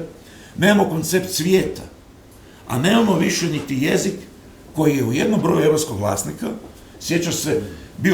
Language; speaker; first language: Croatian; native; Croatian